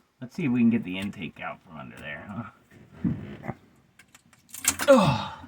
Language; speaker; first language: English; native; English